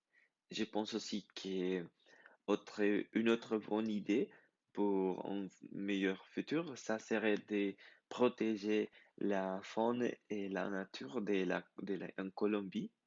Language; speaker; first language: French; non-native, learner; Spanish